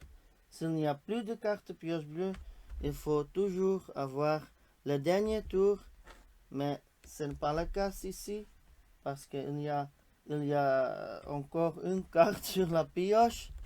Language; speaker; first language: French; non-native, local second language; Dutch